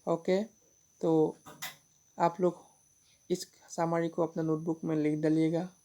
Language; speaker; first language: Hindi; non-native, local second language; Assamese